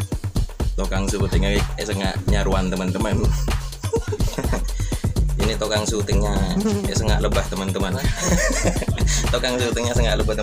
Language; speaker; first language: Indonesian; native; Indonesian